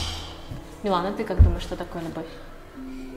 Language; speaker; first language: Russian; native; Russian